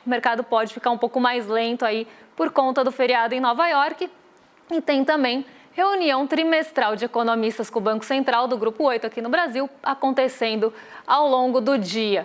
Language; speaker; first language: Portuguese; native; Portuguese